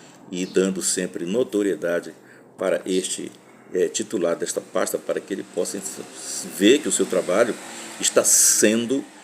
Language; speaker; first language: Portuguese; native; Portuguese